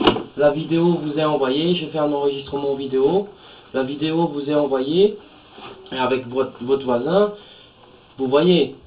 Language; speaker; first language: French; native; French